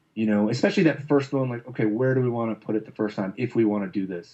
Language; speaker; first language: English; native; English